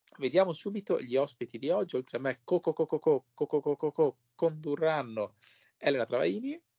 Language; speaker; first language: Italian; native; Italian